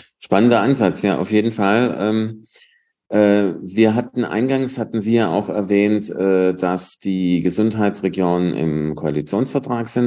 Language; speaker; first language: German; native; German